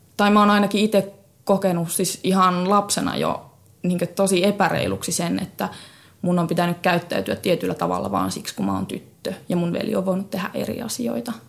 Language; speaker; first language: Finnish; native; Finnish